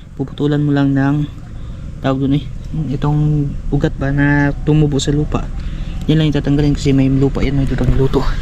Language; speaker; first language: Filipino; non-native, local second language; Cebuano